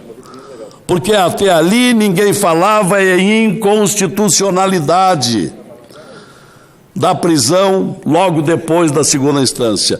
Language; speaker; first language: Portuguese; native; Portuguese